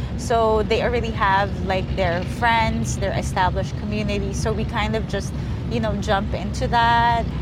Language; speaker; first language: English; early bilingual, other home language; Filipino